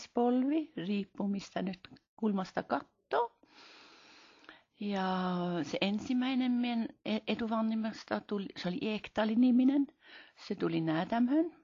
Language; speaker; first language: Finnish; early bilingual, heritage; Finnish